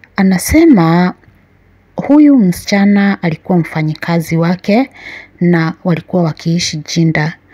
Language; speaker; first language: Swahili; native; Swahili